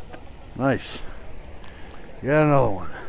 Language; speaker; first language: English; native; English